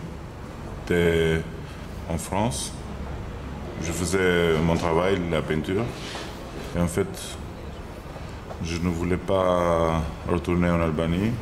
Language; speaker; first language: French; non-native, fluent; Albanian